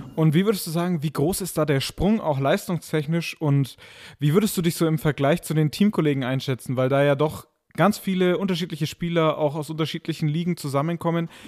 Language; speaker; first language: German; native; German